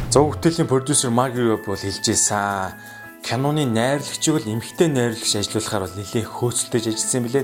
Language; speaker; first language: Mongolian; native; Mongolian